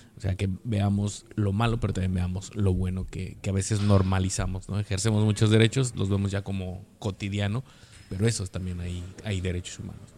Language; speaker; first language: Spanish; native; Spanish